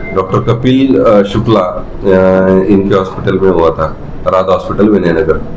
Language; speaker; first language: Hindi; non-native, local second language; Marathi